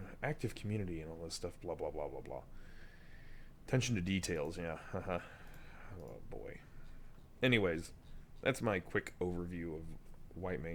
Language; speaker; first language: English; native; English